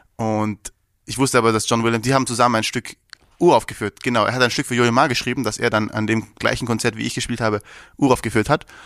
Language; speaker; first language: German; early bilingual, other home language; Persian